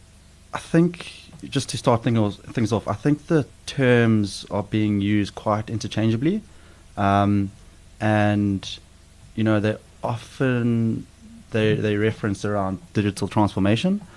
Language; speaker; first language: English; native; English